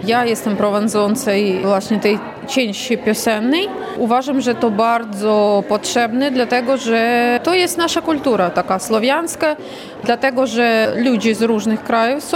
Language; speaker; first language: Polish; non-native, learner; Ukrainian